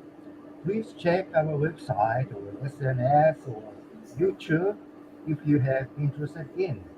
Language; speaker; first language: English; non-native, learner; Japanese